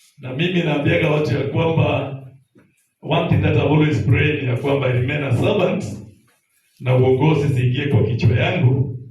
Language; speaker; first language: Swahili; native; Swahili